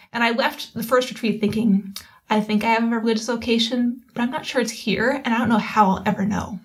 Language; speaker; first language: English; native; English